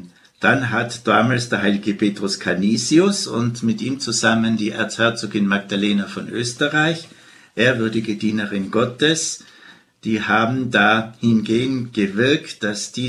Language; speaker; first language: German; native; German